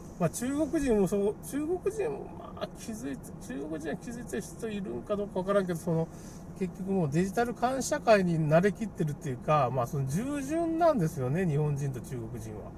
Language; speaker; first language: Japanese; native; Japanese